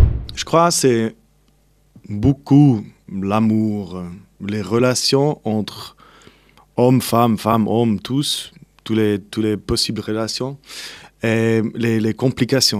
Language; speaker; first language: French; non-native, local second language; Swiss German